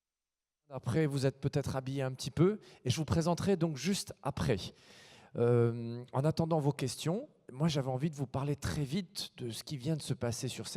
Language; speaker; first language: French; native; French